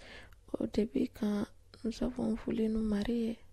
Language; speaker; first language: French; non-native, local second language; Fula